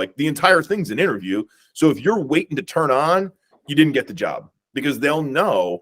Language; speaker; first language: English; native; English